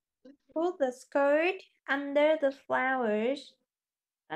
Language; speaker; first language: English; non-native, fluent; Vietnamese